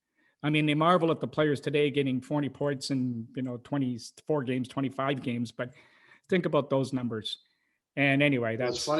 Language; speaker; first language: English; native; English